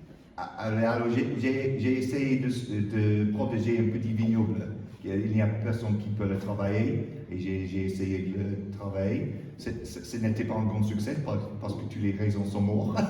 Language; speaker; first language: French; non-native, learner; English